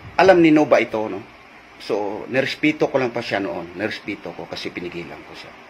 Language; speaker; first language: Filipino; non-native, local second language; Cebuano